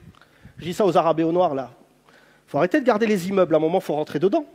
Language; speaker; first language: French; native; French